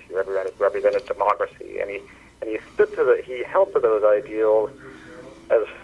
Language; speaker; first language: English; early bilingual, other home language; Persian